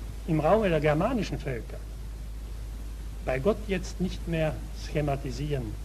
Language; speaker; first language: German; native; German